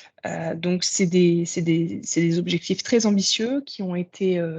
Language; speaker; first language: French; native; French